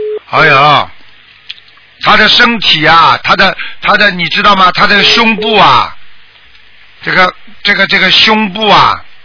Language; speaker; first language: Chinese; native; Chinese